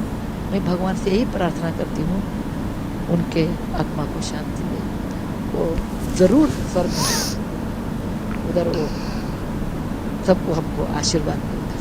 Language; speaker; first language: Hindi; non-native, local second language; Kannada